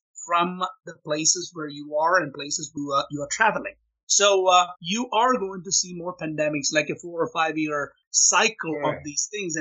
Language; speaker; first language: English; non-native, local second language; Malayalam